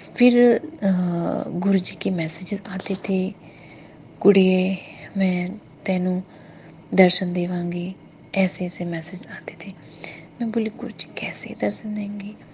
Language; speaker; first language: Hindi; native; Hindi